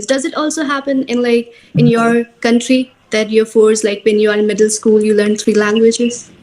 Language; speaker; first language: English; non-native, local second language; Urdu